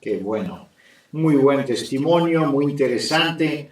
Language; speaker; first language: Spanish; non-native, fluent; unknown